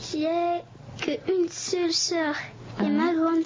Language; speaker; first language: French; non-native, local second language; Sango